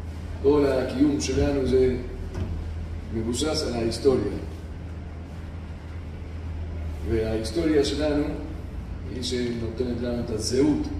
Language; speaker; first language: Hebrew; non-native, fluent; Spanish